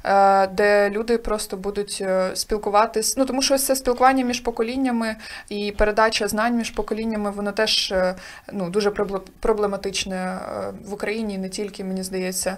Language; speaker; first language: Ukrainian; native; Ukrainian